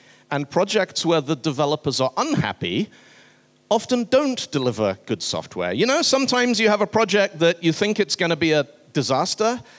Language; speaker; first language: English; native; English